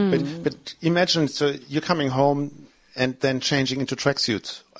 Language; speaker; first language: English; non-native, fluent; German